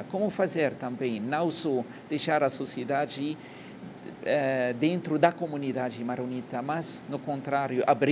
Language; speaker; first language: Portuguese; non-native, fluent; Arabic